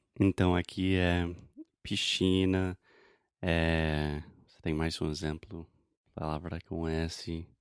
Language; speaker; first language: Portuguese; non-native, fluent; English